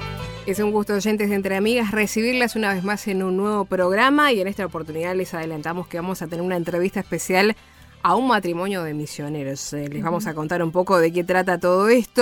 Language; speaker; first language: Spanish; native; Spanish